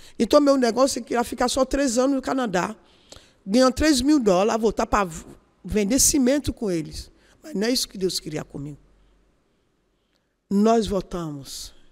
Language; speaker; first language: Portuguese; non-native, learner; Yoruba